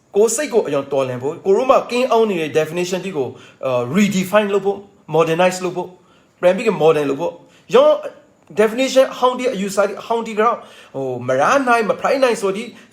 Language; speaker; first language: Burmese; native; Burmese